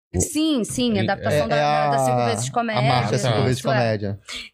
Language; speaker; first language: Portuguese; native; Portuguese